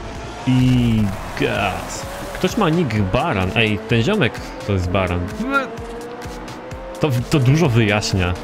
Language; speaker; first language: Polish; native; Polish